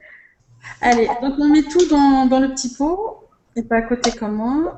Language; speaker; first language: French; native; French